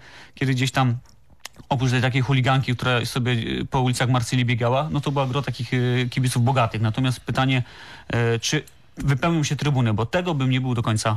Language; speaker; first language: Polish; native; Polish